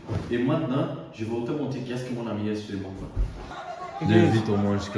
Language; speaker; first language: French; non-native, learner; Portuguese